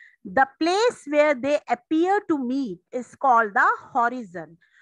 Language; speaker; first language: English; non-native, local second language; Hindi